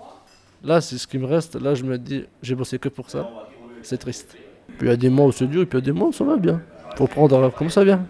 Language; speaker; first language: French; early bilingual, other home language; Bosnian